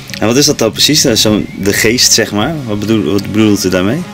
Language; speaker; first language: Dutch; native; Dutch